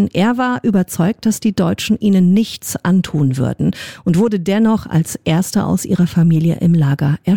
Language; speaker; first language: German; native; German